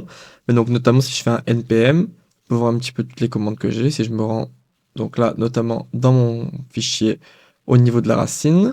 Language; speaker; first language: French; native; French